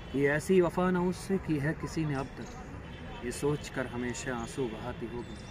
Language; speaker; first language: Hindi; native; Hindi